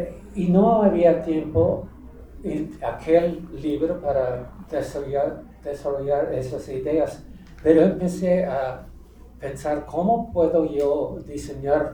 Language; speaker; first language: Spanish; non-native, fluent; English